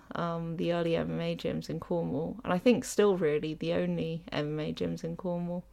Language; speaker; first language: English; native; English